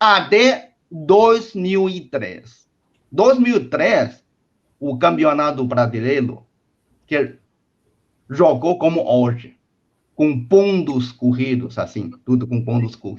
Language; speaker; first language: Portuguese; non-native, fluent; Chinese